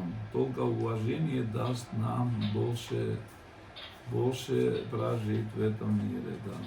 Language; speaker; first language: Russian; non-native, fluent; Georgian